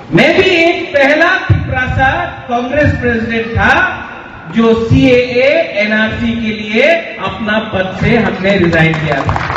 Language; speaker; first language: Hindi; non-native, local second language; Kok Borok